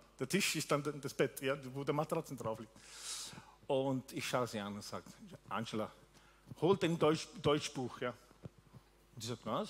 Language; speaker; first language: German; non-native, fluent; Italian